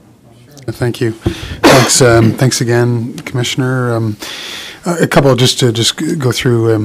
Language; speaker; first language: English; native; English